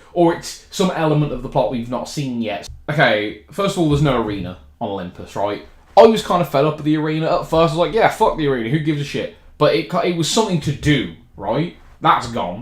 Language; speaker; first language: English; native; English